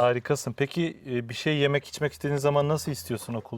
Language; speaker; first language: Turkish; native; Turkish